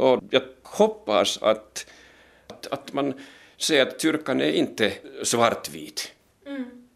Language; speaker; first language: Swedish; non-native, local second language; Finnish